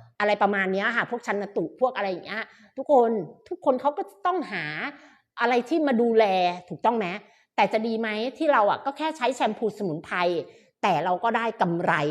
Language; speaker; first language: Thai; native; Thai